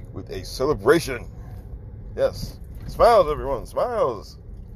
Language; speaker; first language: English; native; English